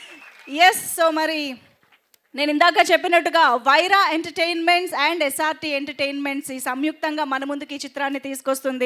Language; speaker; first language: Telugu; native; Telugu